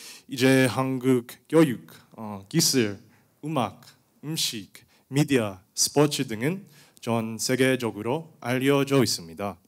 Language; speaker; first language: Korean; non-native, learner; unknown